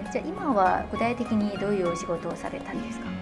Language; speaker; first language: Japanese; non-native, fluent; Chinese